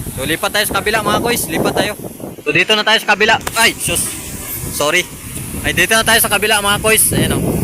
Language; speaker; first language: Filipino; non-native, local second language; Aklanon